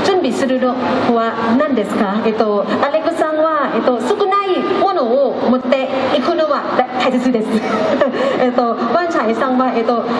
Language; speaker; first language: Japanese; non-native, learner; Thai